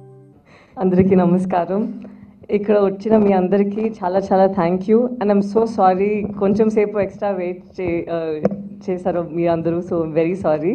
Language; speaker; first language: Telugu; non-native, local second language; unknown